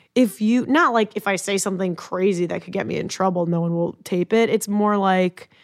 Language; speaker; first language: English; native; English